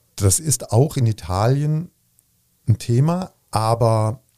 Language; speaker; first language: German; native; German